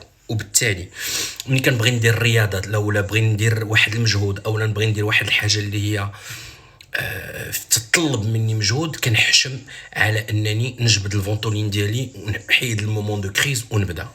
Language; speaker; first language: Arabic; native; Arabic